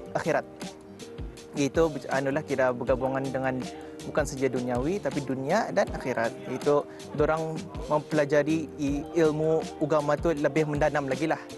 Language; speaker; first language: Malay; native; Malay